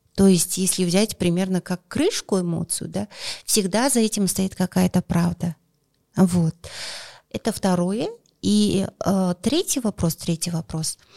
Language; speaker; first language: Russian; non-native, local second language; Kazakh